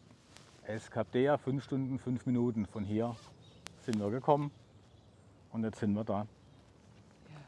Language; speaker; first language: German; native; German